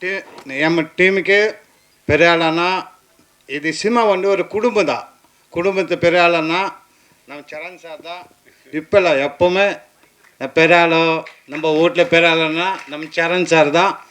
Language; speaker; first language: Tamil; non-native, learner; Kannada